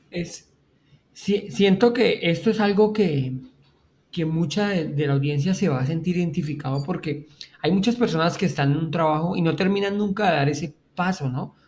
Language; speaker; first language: Spanish; native; Spanish